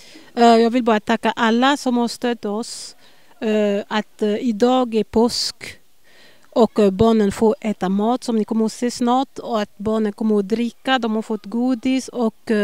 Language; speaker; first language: Swedish; non-native, fluent; Lingala